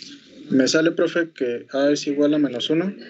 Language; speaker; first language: Spanish; native; Spanish